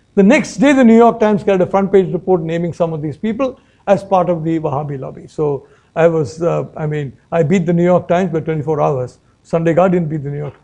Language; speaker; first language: English; non-native, local second language; Malayalam